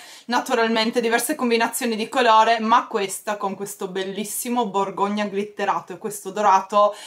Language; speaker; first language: Italian; native; Italian